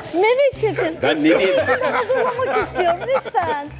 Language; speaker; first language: Turkish; native; Turkish